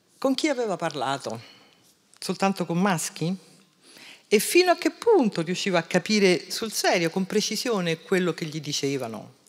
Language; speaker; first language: Italian; native; Italian